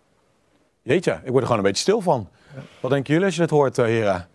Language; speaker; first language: Dutch; native; Dutch